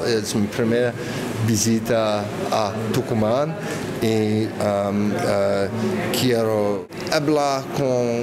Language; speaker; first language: Spanish; non-native, fluent; English